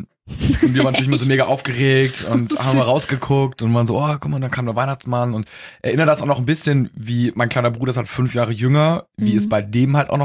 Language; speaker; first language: German; native; German